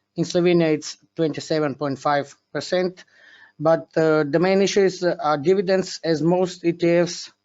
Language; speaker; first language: English; non-native, fluent; Slovenian